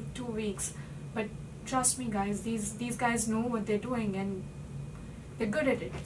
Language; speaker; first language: English; non-native, local second language; Hindi